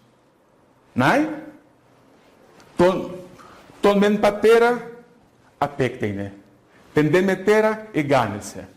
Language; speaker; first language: Greek; non-native, fluent; Portuguese